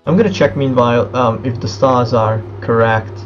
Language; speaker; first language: English; non-native, fluent; Hungarian